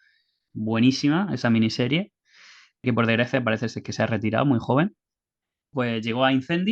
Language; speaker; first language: Spanish; native; Spanish